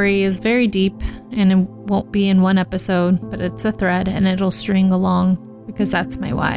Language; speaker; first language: English; native; English